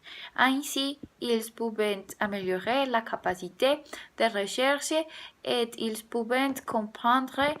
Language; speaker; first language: French; non-native, learner; Spanish